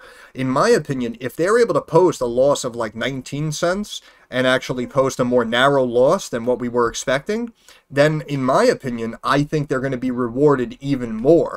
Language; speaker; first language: English; native; English